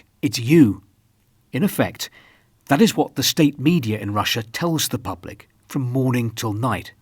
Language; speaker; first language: English; native; English